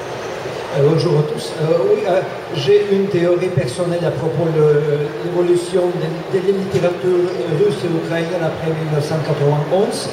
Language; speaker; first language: French; non-native, fluent; Russian